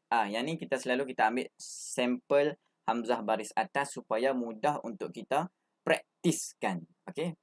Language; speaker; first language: Malay; native; Malay